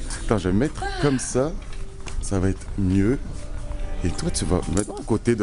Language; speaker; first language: French; native; French